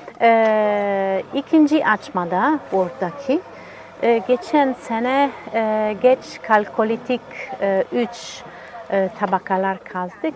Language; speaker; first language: Turkish; non-native, learner; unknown